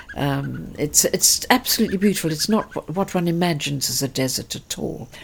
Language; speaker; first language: English; native; English